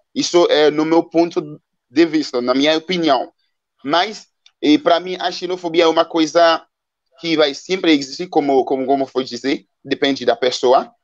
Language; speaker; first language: Portuguese; non-native, fluent; Haitian Creole